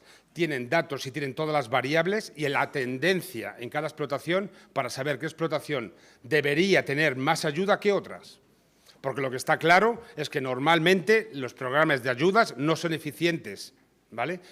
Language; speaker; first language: Spanish; native; Spanish